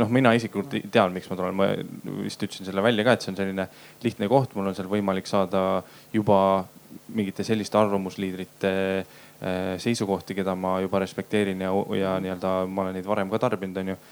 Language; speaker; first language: Estonian; native; Estonian